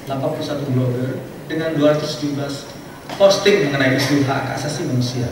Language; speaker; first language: Indonesian; native; Indonesian